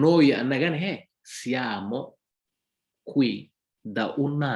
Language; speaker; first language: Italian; non-native, fluent; Somali